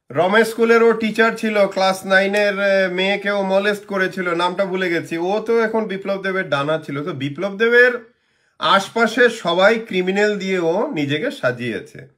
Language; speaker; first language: Bangla; native; Bangla